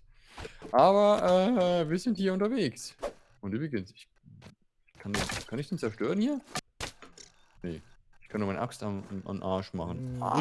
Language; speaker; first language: German; native; German